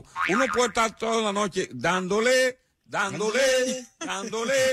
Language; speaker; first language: Spanish; native; Spanish